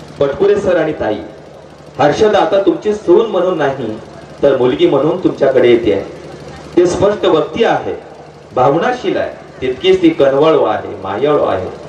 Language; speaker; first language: Marathi; native; Marathi